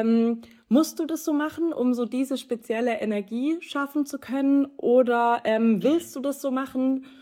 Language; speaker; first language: German; native; German